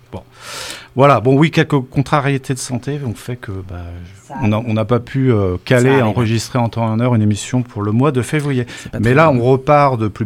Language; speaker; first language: French; native; French